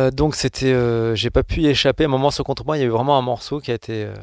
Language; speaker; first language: French; native; French